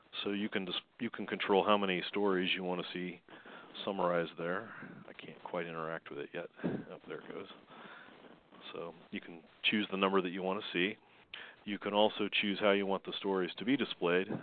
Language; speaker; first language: English; native; English